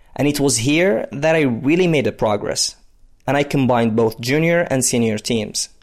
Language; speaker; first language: English; non-native, fluent; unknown